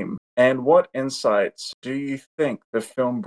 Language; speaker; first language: English; native; English